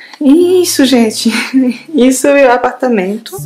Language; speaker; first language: Portuguese; non-native, fluent; French